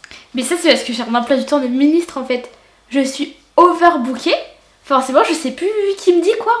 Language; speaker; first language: French; native; French